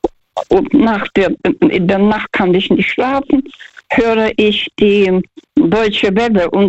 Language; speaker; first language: German; non-native, fluent; Russian